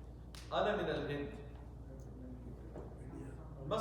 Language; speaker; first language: Arabic; non-native, fluent; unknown